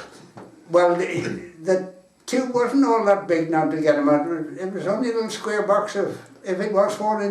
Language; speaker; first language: English; native; English